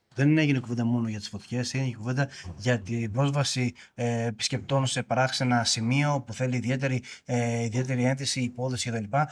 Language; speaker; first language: Greek; native; Greek